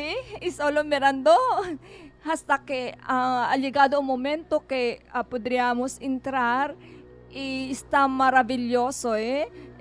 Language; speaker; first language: Spanish; non-native, learner; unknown